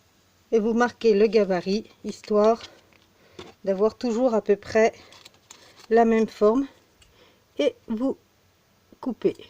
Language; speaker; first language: French; native; French